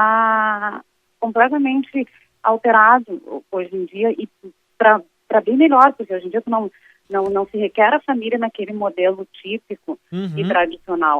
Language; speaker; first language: Portuguese; native; Portuguese